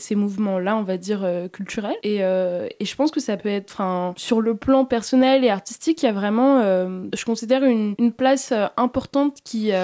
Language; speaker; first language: French; native; French